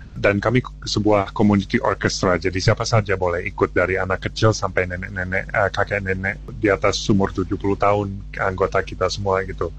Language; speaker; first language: Indonesian; non-native, fluent; English